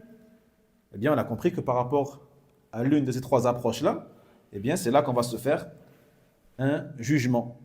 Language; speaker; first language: French; native; French